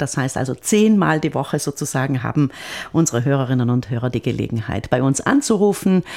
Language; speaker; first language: German; native; German